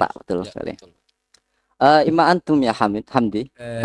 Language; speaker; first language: Arabic; non-native, learner; Indonesian